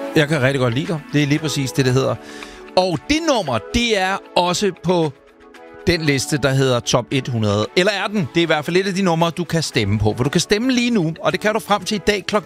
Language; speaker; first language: Danish; native; Danish